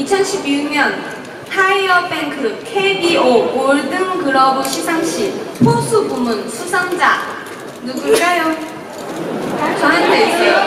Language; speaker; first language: Korean; non-native, fluent; Chinese